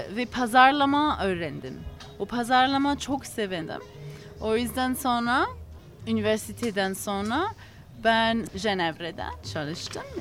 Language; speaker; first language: Turkish; non-native, learner; English